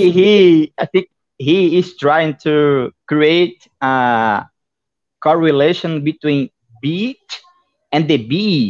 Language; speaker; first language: English; non-native, fluent; Portuguese